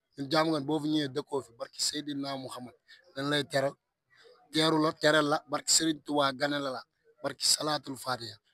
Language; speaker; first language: Wolof; native; Wolof